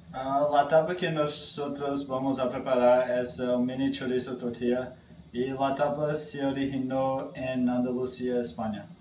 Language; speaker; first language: Spanish; non-native, learner; English